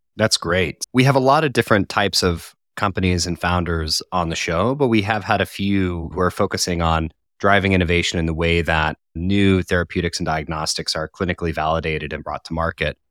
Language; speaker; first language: English; native; English